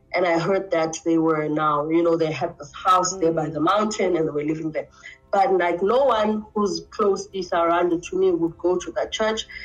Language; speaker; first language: English; non-native, local second language; Xhosa